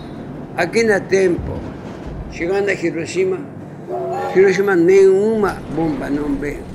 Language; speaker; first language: Portuguese; non-native, learner; Japanese